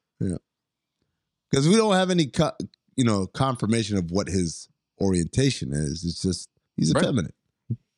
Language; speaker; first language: English; native; English